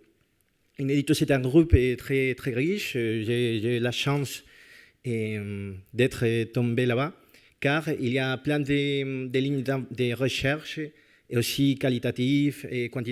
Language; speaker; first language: French; non-native, fluent; Spanish